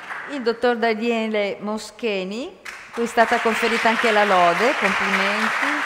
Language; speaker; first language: Italian; native; Italian